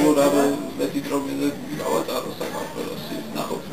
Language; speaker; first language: Georgian; non-native, learner; English